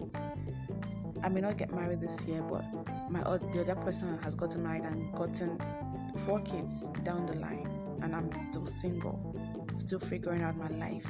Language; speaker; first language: English; non-native, local second language; Igbo